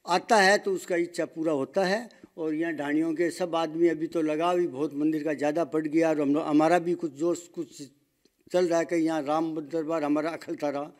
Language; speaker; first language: Hindi; native; Hindi